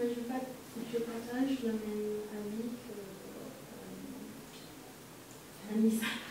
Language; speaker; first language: French; non-native, fluent; English